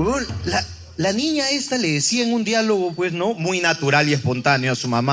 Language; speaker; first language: Spanish; native; Spanish